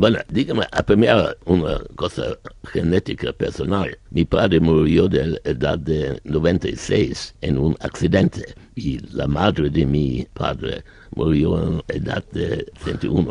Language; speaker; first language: Spanish; non-native, learner; German